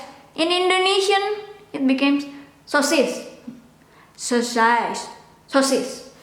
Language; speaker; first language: English; non-native, local second language; Indonesian